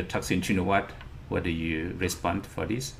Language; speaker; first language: English; non-native, fluent; Thai